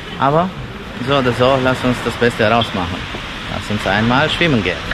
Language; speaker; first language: German; non-native, fluent; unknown